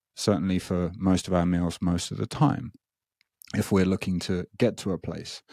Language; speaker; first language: English; native; English